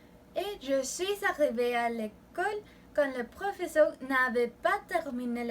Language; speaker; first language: French; non-native, learner; Spanish